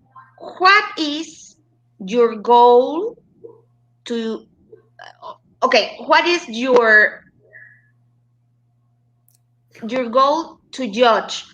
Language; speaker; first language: English; non-native, learner; Spanish